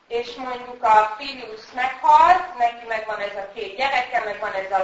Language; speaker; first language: Hungarian; native; Hungarian